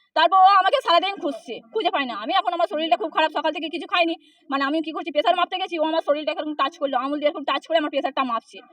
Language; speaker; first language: Bangla; non-native, local second language; Hindi